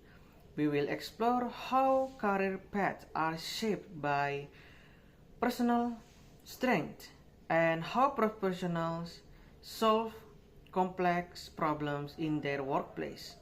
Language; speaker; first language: English; non-native, learner; Indonesian